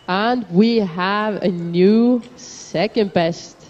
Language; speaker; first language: English; non-native, fluent; Estonian